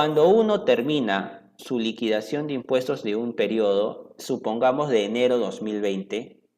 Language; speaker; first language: Spanish; native; Spanish